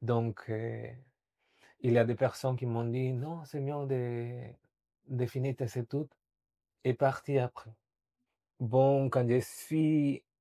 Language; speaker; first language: French; non-native, fluent; Spanish